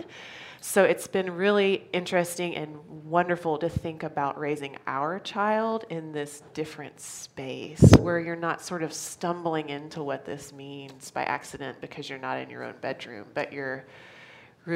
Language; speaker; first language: English; native; English